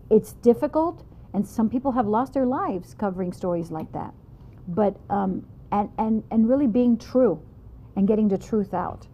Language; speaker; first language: English; native; English